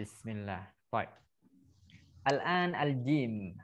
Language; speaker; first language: Arabic; non-native, fluent; Indonesian